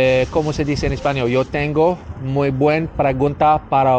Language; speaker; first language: Spanish; non-native, learner; English